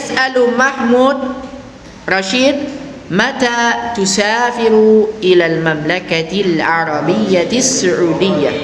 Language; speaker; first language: Arabic; non-native, fluent; Indonesian